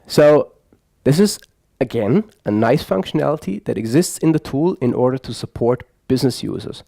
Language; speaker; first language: English; non-native, fluent; German